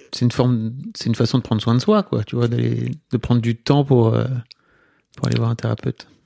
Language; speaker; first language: French; native; French